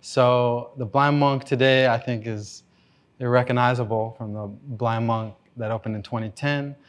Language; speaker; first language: English; native; English